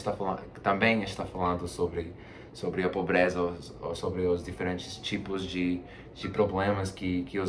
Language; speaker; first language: Portuguese; non-native, fluent; Spanish